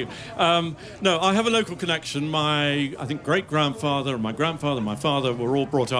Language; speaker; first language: English; native; English